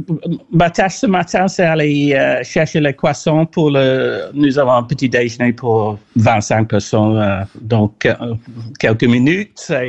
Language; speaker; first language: French; non-native, fluent; English